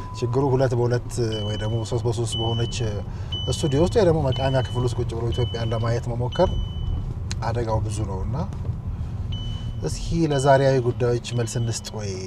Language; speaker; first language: Amharic; native; Amharic